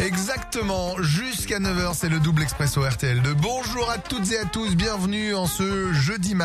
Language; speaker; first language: French; native; French